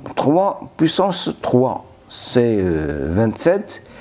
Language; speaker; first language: French; non-native, local second language; Arabic